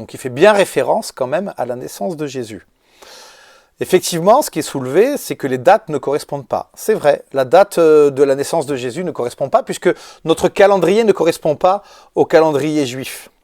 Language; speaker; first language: French; native; French